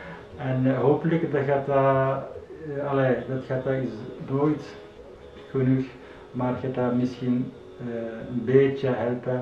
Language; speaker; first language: Dutch; non-native, learner; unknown